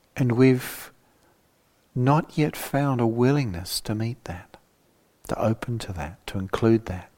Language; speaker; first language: English; native; English